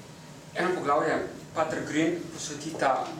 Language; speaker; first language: Slovenian; native; Slovenian